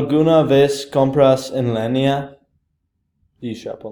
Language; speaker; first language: Spanish; non-native, learner; English